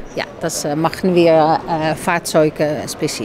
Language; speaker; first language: German; non-native, fluent; Dutch